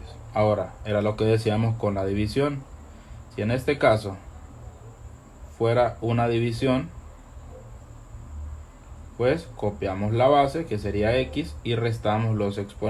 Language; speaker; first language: Spanish; native; Spanish